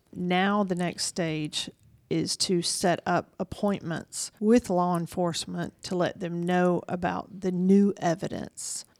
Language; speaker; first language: English; native; English